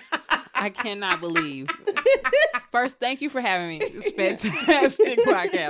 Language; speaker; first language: English; native; English